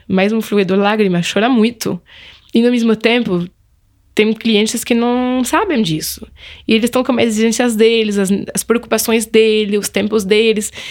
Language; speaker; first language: Portuguese; non-native, fluent; French